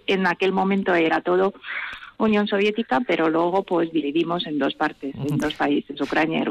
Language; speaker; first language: Spanish; non-native, fluent; Russian